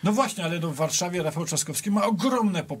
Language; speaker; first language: Polish; native; Polish